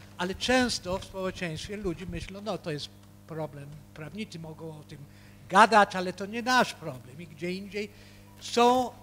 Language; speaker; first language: Polish; early bilingual, heritage; Polish